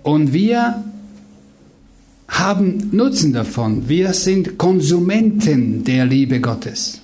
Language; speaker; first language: German; non-native, fluent; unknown